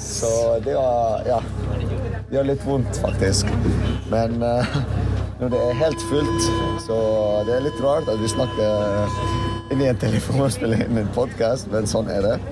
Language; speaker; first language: Norwegian; non-native, fluent; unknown